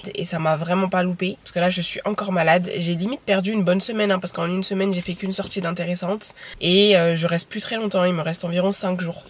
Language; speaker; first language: French; early bilingual, other home language; Bambara